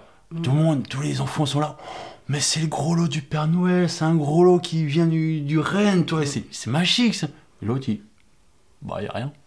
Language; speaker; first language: French; native; French